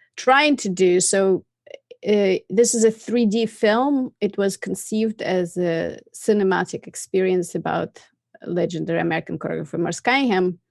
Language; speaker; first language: English; non-native, fluent; Russian